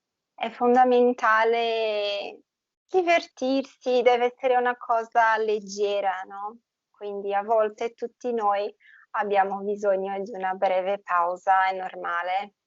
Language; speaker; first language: Italian; non-native, fluent; Portuguese